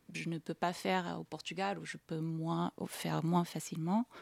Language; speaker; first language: French; non-native, fluent; Portuguese